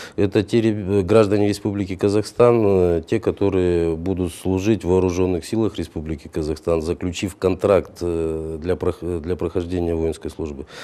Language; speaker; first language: Russian; native; Russian